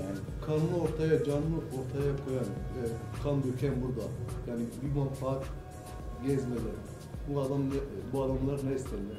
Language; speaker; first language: Turkish; non-native, fluent; Arabic